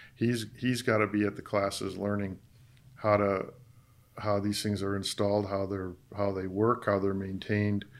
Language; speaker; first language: English; native; English